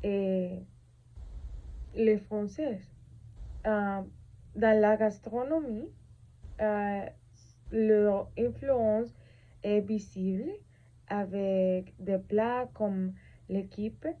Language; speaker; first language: French; non-native, learner; Spanish